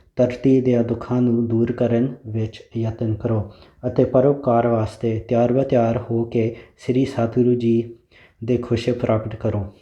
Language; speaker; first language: Punjabi; early bilingual, heritage; Punjabi